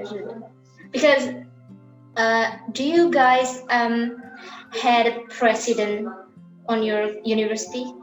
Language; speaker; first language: English; non-native, learner; Indonesian